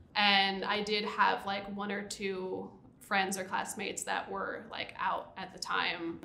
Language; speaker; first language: English; native; English